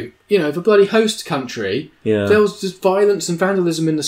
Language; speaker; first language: English; native; English